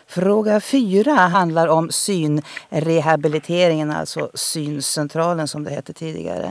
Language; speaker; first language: Swedish; native; Swedish